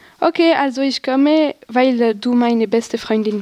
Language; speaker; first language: German; non-native, learner; French